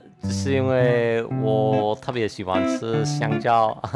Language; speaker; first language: Chinese; non-native, learner; English